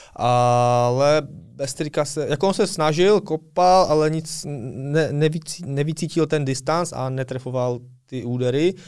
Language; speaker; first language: Czech; early bilingual, other home language; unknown